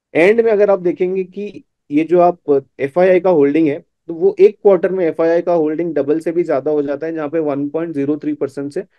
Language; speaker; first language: Hindi; non-native, local second language; Gujarati